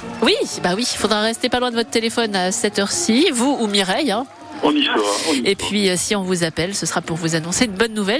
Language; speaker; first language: French; native; French